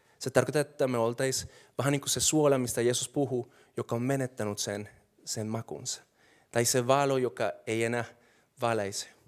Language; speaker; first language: Finnish; non-native, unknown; Spanish